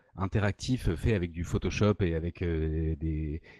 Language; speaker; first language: French; native; French